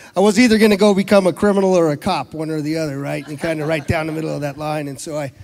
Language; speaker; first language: English; native; English